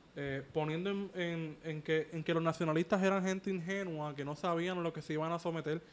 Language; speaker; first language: Spanish; native; Spanish